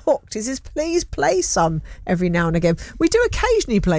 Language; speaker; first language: English; native; English